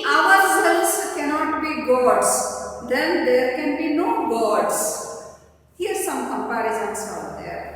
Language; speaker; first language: English; non-native, local second language; Kannada